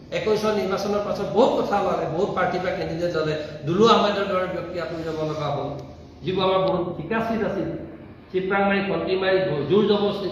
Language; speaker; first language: Assamese; non-native, local second language; Mising